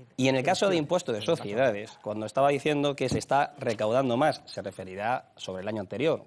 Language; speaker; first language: Spanish; native; Spanish